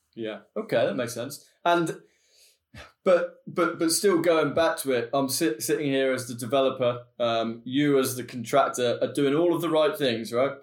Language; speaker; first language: English; native; English